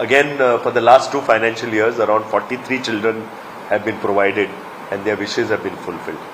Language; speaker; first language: English; non-native, local second language; Konkani